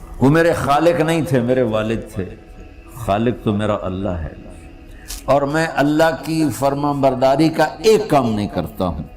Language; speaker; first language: Urdu; non-native, local second language; Punjabi